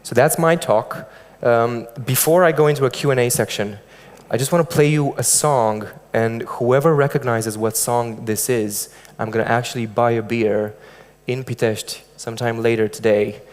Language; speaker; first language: English; non-native, fluent; Romanian